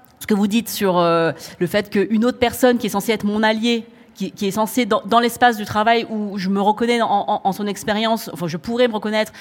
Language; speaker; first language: French; native; French